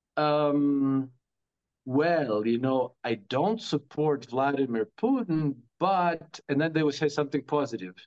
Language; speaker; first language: English; non-native, fluent; Croatian